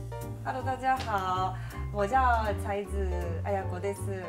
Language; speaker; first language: Chinese; non-native, fluent; Japanese